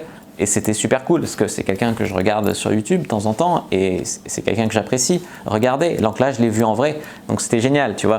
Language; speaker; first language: French; native; French